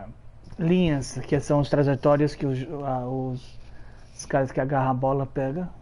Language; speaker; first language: Portuguese; early bilingual, heritage; Portuguese